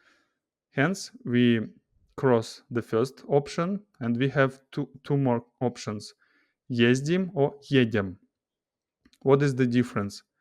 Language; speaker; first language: English; non-native, fluent; Russian